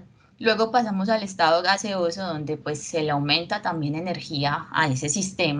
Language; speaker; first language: Spanish; native; Spanish